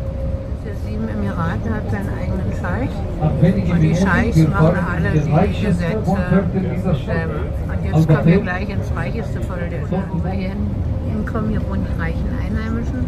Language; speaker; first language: German; native; German